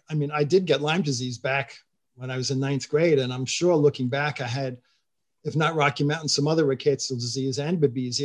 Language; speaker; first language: English; native; English